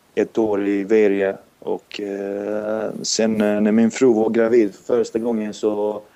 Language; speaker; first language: Swedish; non-native, fluent; Serbian